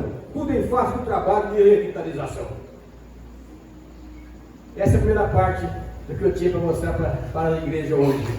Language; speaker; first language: Portuguese; native; Portuguese